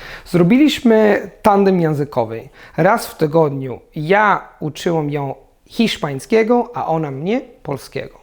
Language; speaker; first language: Polish; non-native, fluent; Italian